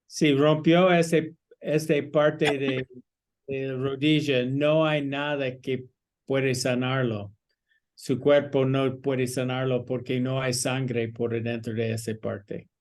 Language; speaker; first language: Spanish; non-native, learner; English